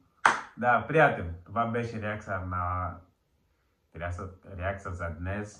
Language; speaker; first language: Bulgarian; non-native, learner; Portuguese